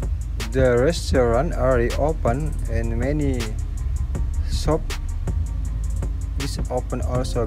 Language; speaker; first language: English; non-native, learner; Indonesian